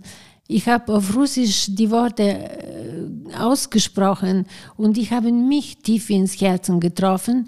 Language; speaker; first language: German; non-native, fluent; Bulgarian